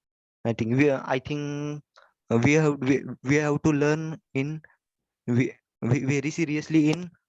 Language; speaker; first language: English; non-native, learner; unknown